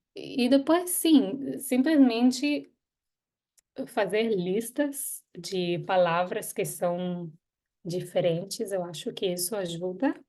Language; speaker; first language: Portuguese; non-native, fluent; Hebrew